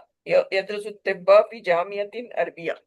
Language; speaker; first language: Arabic; non-native, learner; Urdu